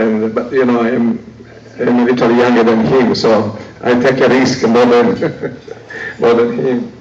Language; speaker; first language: English; non-native, learner; Italian